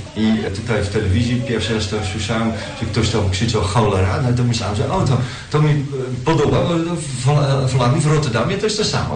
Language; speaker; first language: Polish; non-native, learner; Dutch